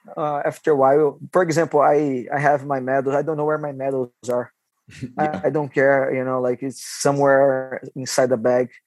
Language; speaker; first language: English; non-native, fluent; Portuguese